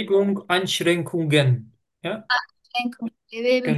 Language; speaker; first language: German; non-native, fluent; Turkish